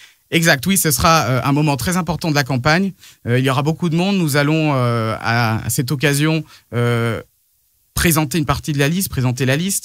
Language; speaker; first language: French; native; French